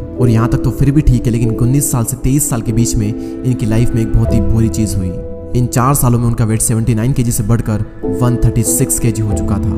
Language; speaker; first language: Hindi; native; Hindi